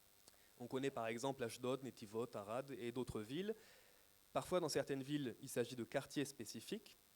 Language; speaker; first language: French; native; French